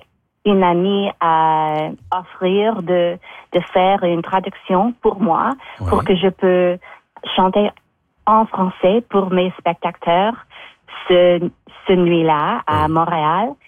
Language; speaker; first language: French; non-native, local second language; English